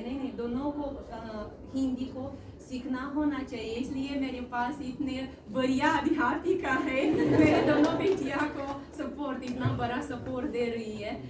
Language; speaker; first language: Hindi; non-native, learner; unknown